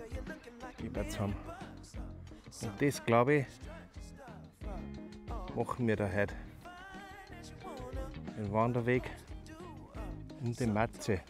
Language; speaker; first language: German; native; German